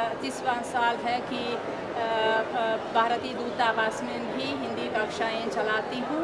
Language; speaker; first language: Hindi; non-native, fluent; Hungarian